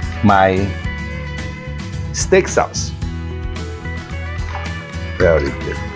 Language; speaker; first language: English; non-native, fluent; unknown